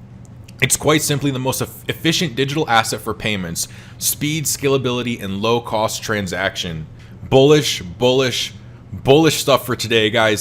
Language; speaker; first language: English; native; English